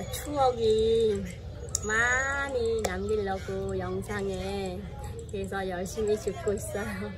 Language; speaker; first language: Korean; non-native, fluent; Khmer